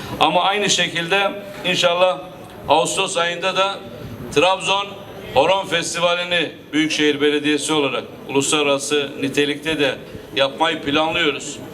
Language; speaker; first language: Turkish; native; Turkish